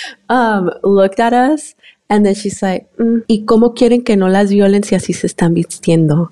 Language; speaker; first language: Spanish; early bilingual, heritage; Spanish